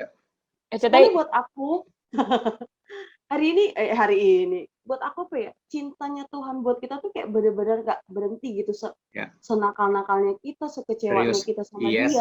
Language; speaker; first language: Indonesian; native; Indonesian